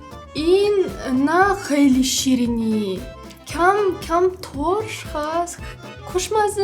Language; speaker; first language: Persian; non-native, learner; Russian